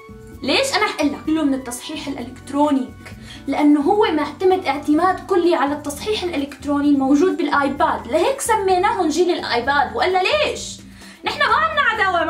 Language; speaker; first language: Arabic; native; Arabic